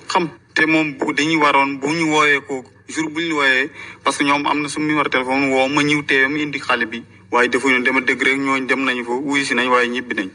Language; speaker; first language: Wolof; non-native, local second language; Fula